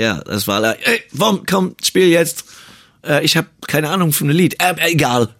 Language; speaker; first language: German; non-native, learner; English